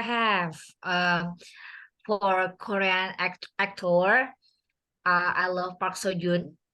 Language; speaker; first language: English; non-native, learner; Indonesian